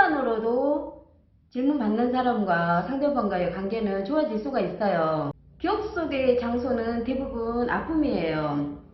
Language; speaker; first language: Korean; native; Korean